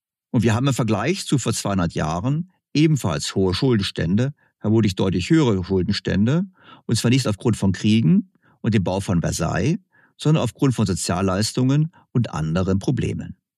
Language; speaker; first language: German; native; German